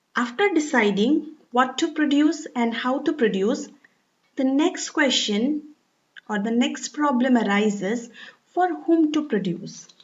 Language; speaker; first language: English; non-native, local second language; Assamese